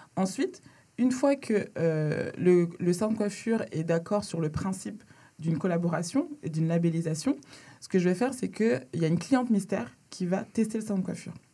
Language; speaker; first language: French; early bilingual, other home language; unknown